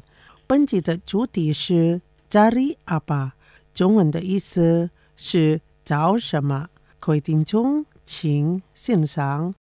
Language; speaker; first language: Chinese; non-native, fluent; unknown